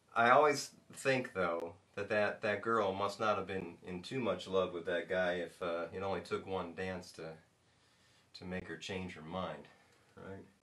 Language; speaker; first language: English; native; English